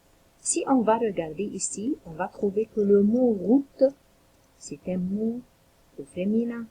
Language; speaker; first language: French; non-native, local second language; Arabic